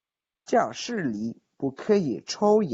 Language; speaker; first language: Chinese; non-native, fluent; Spanish